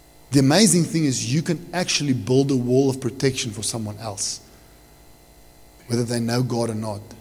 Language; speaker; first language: English; non-native, local second language; Afrikaans